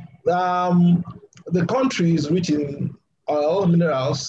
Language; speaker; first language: English; non-native, local second language; Yoruba